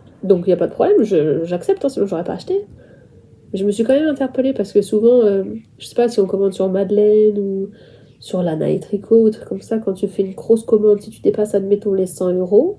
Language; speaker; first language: French; native; French